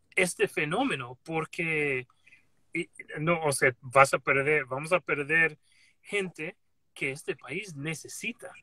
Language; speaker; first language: Spanish; non-native, fluent; English